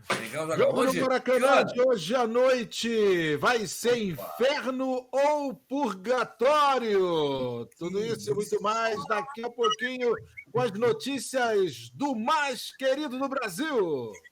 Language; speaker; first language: Portuguese; native; Portuguese